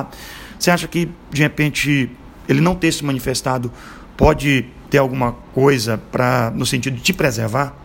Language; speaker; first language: Portuguese; native; Portuguese